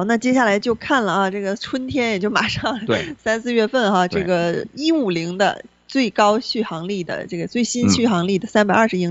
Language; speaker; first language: Chinese; native; Chinese